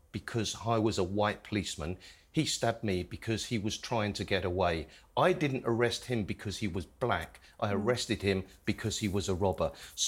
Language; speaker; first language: English; native; English